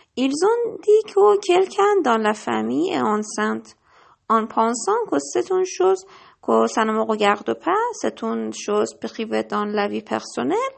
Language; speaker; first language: French; non-native, learner; Persian